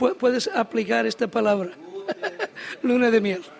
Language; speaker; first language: Spanish; non-native, learner; English